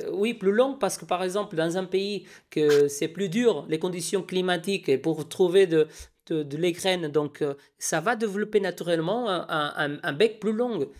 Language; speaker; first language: French; non-native, fluent; Spanish